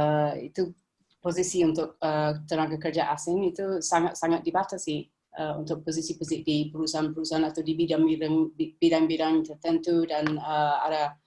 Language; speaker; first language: Indonesian; non-native, fluent; English